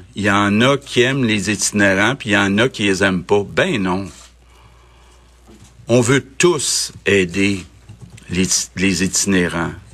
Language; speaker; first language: French; native; French